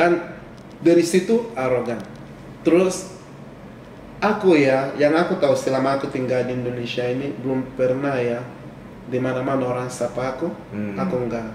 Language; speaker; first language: Indonesian; non-native, fluent; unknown